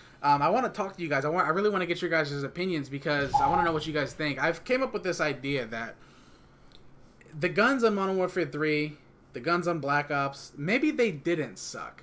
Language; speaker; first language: English; native; English